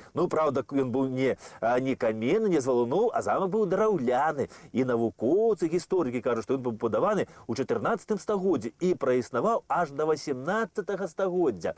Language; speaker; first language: Belarusian; native; Belarusian